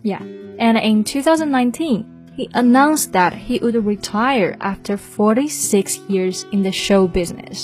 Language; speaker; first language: English; non-native, fluent; Chinese